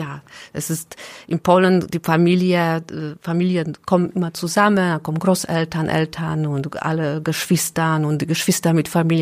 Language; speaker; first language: German; non-native, learner; Polish